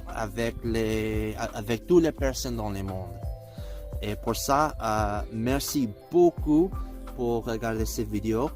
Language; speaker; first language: French; non-native, learner; English